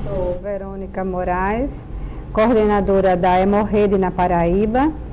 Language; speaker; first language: Portuguese; native; Portuguese